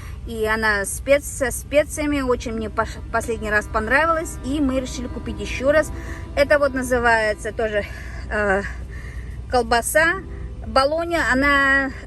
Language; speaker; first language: Russian; non-native, local second language; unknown